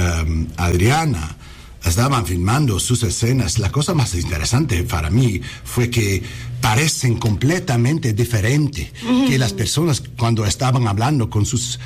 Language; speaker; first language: Spanish; early bilingual, heritage; English